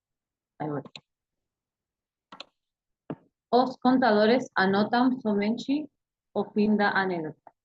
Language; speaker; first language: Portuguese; non-native, learner; Spanish